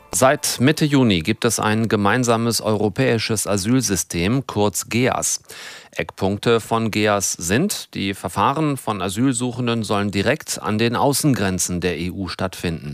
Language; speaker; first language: German; native; German